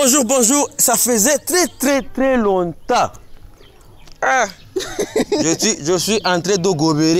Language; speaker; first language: French; non-native, learner; Rundi